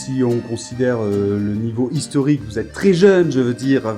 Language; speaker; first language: French; native; French